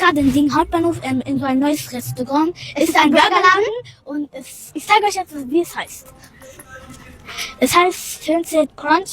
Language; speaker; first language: German; early bilingual, other home language; Persian